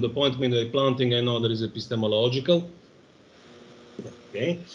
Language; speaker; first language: English; non-native, fluent; Portuguese